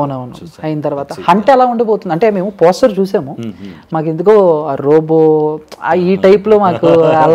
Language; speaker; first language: Telugu; native; Telugu